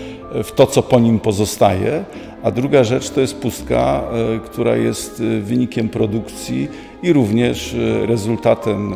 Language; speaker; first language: Polish; native; Polish